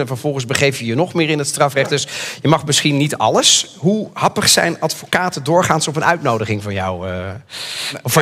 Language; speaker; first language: Dutch; native; Dutch